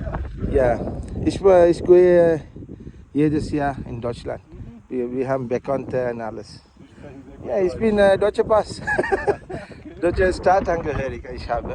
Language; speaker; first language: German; non-native, learner; Tamil